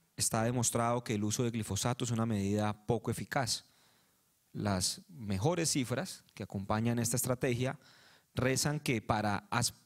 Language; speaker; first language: Spanish; native; Spanish